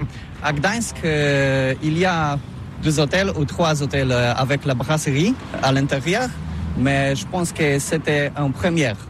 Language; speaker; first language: French; non-native, learner; Polish